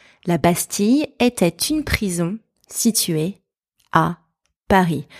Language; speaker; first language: French; native; French